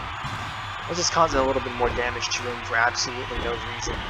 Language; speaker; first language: English; native; English